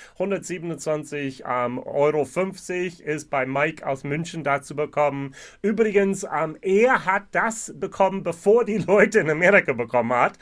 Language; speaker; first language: German; non-native, fluent; English